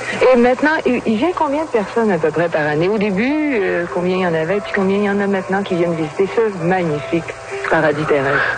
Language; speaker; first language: French; native; French